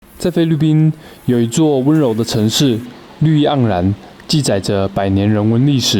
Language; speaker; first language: Chinese; native; Chinese